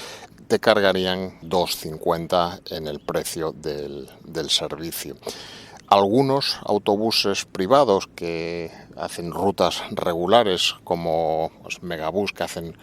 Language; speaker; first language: Spanish; native; Spanish